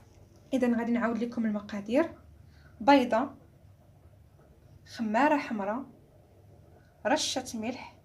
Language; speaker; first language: Arabic; native; Arabic